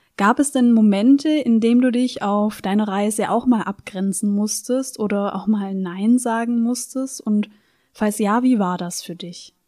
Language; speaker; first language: German; native; German